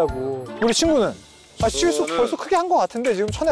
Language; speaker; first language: Korean; native; Korean